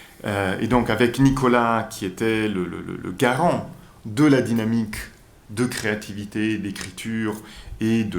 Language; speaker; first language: French; native; French